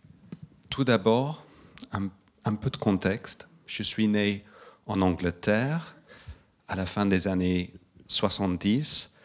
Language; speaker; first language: French; non-native, fluent; English